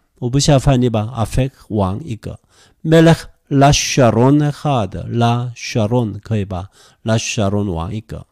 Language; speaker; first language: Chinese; non-native, fluent; Korean